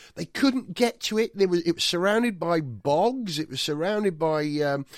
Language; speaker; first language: English; non-native, local second language; Welsh